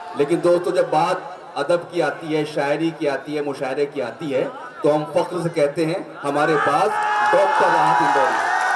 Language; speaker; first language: Urdu; native; Urdu